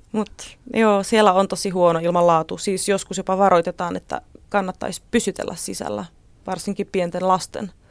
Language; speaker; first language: Finnish; non-native, fluent; Czech